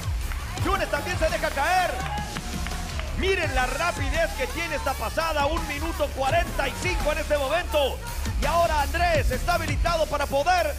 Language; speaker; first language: Spanish; native; Spanish